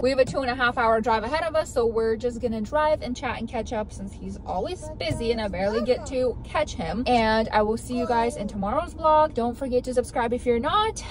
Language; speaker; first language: English; early bilingual, other home language; Russian